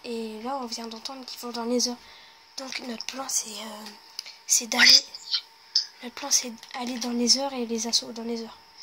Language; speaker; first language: French; native; French